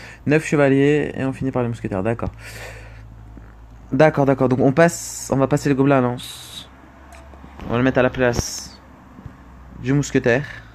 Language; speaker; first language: French; native; French